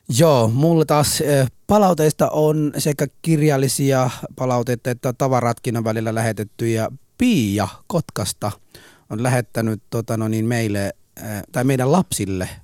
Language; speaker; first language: Finnish; early bilingual, other home language; Arabic